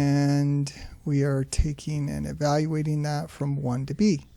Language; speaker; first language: English; native; English